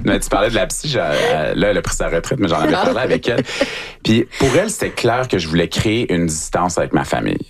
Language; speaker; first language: French; native; French